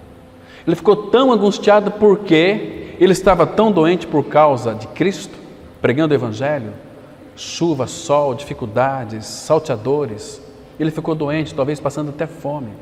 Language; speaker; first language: Portuguese; native; Portuguese